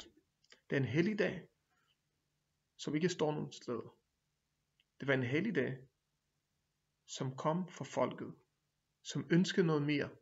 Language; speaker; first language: Danish; non-native, fluent; Hebrew